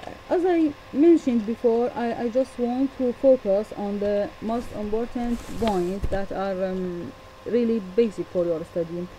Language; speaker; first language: English; non-native, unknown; Arabic